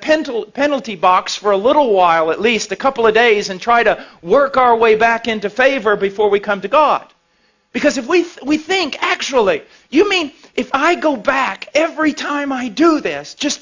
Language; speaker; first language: English; native; English